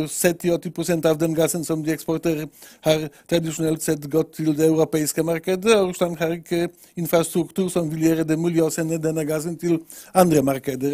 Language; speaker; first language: Norwegian; non-native, fluent; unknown